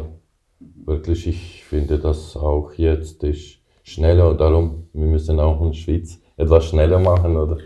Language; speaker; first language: German; non-native, learner; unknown